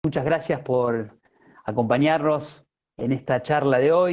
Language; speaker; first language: Spanish; native; Spanish